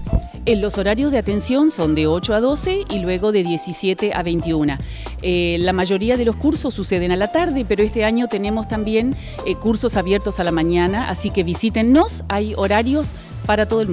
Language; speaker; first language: Spanish; native; Spanish